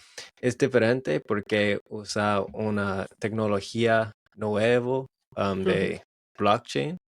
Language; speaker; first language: Spanish; non-native, learner; English